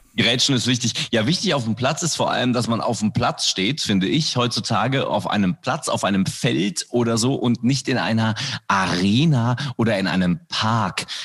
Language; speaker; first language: German; early bilingual, other home language; Indonesian